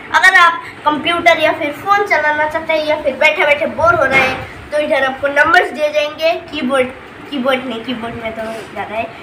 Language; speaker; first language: Hindi; non-native, local second language; Assamese